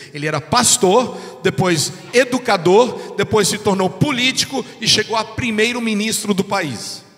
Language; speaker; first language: Portuguese; non-native, fluent; English